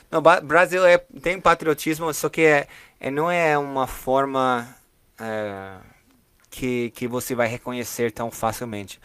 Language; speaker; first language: Portuguese; non-native, fluent; English